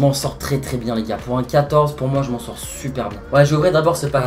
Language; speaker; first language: French; native; French